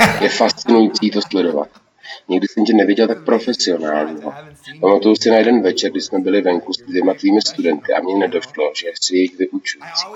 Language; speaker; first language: Czech; non-native, fluent; English